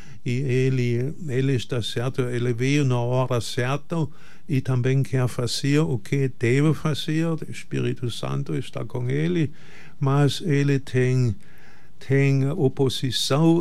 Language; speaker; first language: Portuguese; non-native, fluent; German